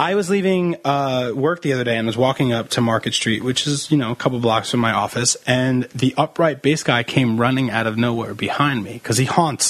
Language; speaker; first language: English; early bilingual, other home language; Italian